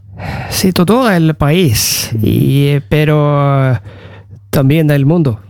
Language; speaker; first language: Spanish; non-native, learner; Norwegian